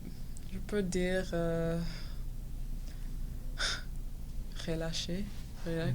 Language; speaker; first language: French; non-native, local second language; English